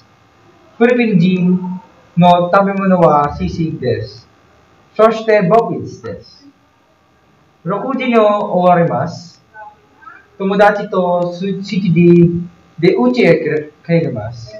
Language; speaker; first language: Japanese; non-native, learner; Filipino